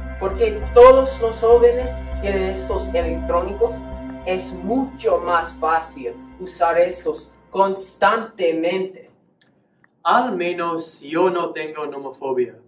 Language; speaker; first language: Spanish; non-native, learner; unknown